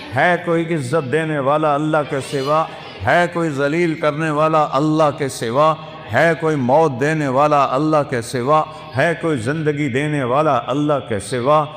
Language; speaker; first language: Urdu; non-native, local second language; Saraiki